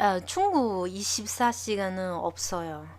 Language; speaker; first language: Korean; non-native, learner; Chinese